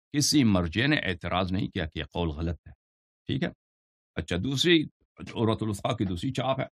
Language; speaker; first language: Urdu; non-native, fluent; Persian